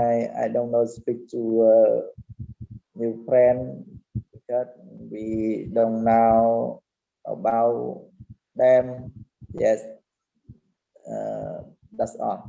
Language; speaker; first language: English; non-native, learner; Khmer